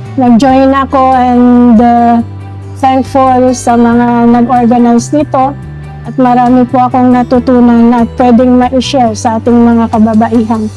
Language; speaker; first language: Filipino; non-native, local second language; Hiligaynon